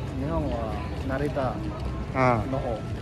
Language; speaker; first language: Japanese; non-native, learner; Indonesian